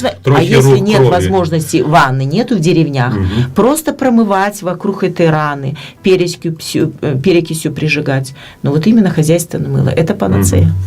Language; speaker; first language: Russian; native; Russian